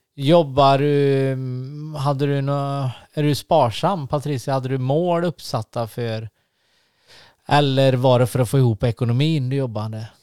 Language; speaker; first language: Swedish; native; Swedish